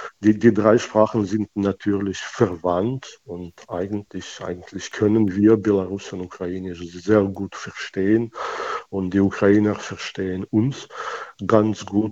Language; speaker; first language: German; non-native, fluent; Russian